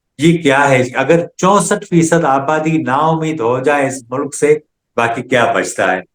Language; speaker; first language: Urdu; non-native, local second language; Sindhi